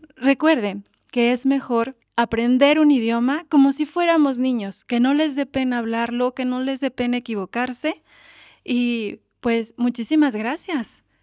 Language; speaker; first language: Spanish; native; Spanish